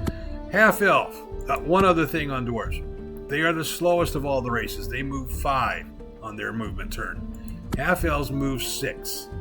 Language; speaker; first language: English; native; English